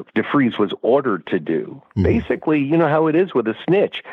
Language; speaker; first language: English; native; English